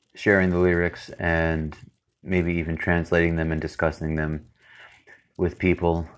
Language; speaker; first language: English; native; English